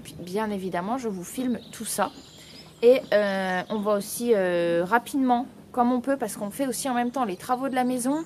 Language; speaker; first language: French; native; French